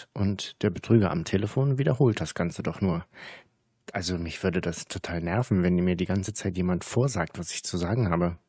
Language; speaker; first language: German; native; German